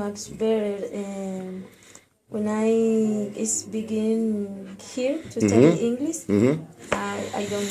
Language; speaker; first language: English; non-native, learner; Spanish